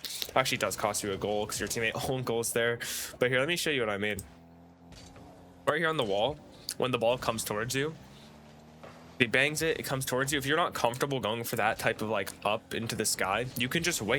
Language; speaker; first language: English; native; English